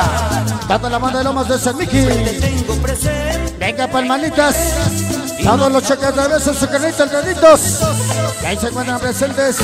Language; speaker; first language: Spanish; native; Spanish